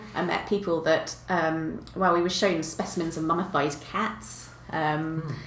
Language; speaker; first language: English; native; English